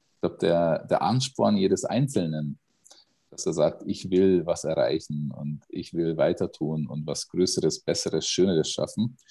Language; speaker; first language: German; non-native, fluent; Hungarian